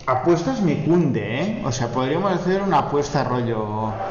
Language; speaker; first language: Spanish; non-native, local second language; Catalan